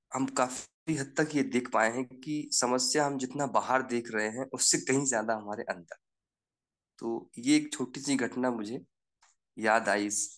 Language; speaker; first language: Hindi; native; Hindi